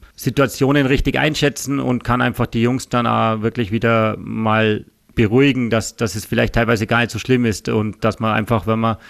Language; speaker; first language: German; native; German